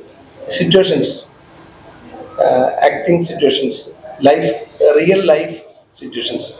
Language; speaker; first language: Tamil; non-native, local second language; Malayalam